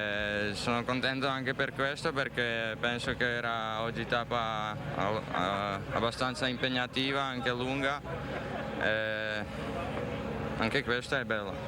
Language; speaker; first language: Italian; non-native, learner; Slovak